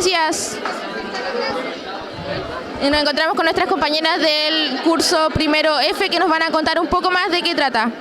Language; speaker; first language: Spanish; native; Spanish